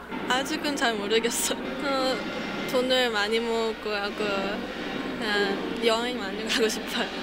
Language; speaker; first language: Korean; early bilingual, heritage; English